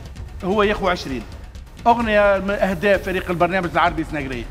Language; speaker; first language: Arabic; native; Arabic